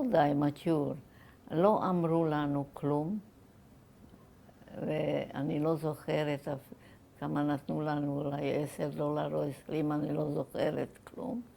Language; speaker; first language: Hebrew; non-native, fluent; German